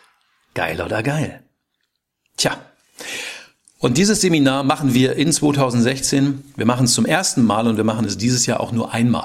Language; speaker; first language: German; native; German